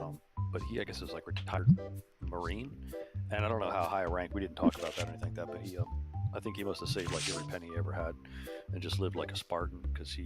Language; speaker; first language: English; native; English